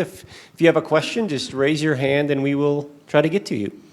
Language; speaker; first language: English; native; English